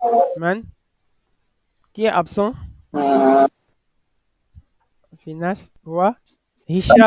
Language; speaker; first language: Arabic; non-native, fluent; French